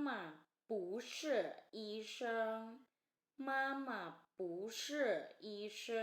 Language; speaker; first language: Chinese; non-native, fluent; Indonesian